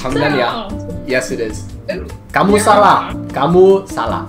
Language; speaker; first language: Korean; non-native, learner; English